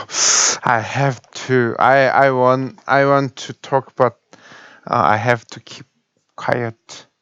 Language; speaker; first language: English; non-native, learner; Korean